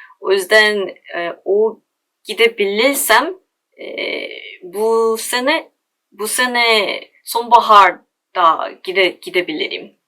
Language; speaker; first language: Turkish; non-native, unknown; Korean